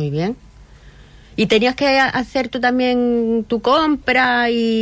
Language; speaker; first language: Spanish; native; Spanish